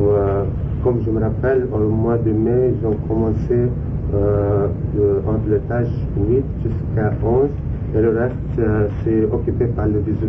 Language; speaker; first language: French; non-native, learner; Arabic